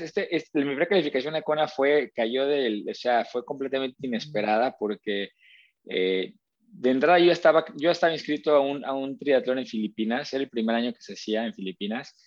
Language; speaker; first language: Spanish; native; Spanish